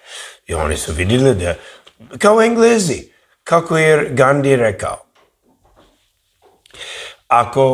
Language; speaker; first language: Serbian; early bilingual, heritage; English